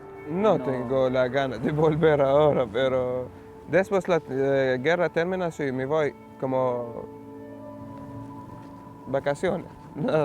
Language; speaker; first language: Spanish; non-native, learner; Arabic